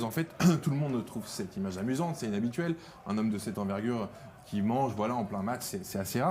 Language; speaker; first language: French; native; French